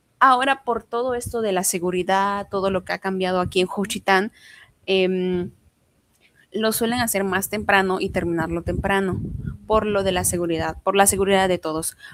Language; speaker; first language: Spanish; non-native, local second language; Zapotec